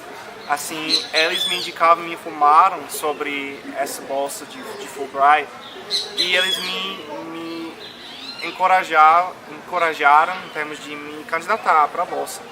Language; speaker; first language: Portuguese; non-native, fluent; English